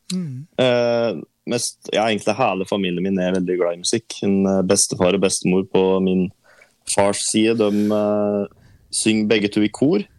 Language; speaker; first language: Norwegian; native; Norwegian